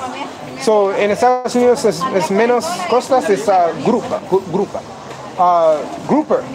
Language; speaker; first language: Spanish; non-native, learner; English